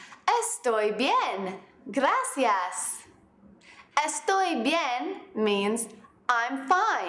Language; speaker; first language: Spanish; non-native, fluent; English